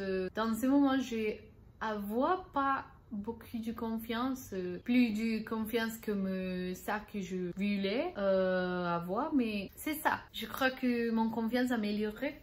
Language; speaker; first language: French; non-native, learner; Spanish